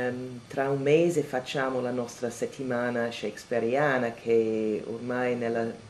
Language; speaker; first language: Italian; non-native, fluent; English